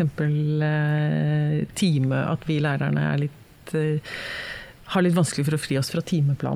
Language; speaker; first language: Norwegian; native; Norwegian